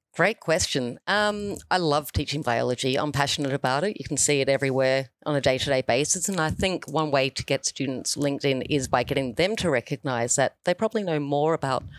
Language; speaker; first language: English; native; English